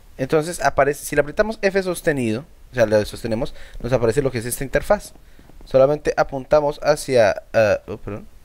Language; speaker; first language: Spanish; native; Spanish